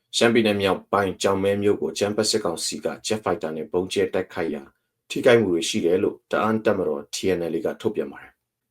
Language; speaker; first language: Burmese; non-native, local second language; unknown